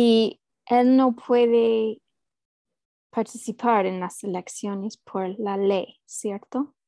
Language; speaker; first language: Spanish; non-native, fluent; English